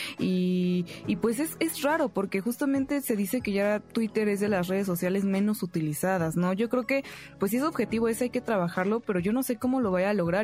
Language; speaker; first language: Spanish; native; Spanish